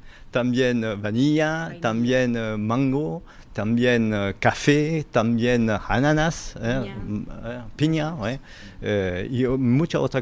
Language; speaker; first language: Spanish; non-native, fluent; French